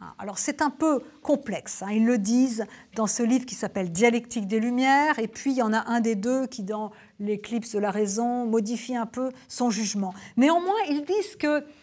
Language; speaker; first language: French; native; French